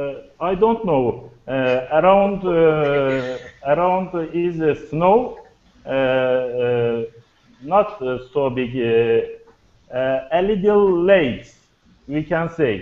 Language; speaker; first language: English; non-native, learner; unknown